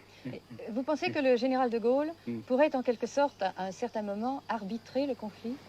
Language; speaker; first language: French; native; French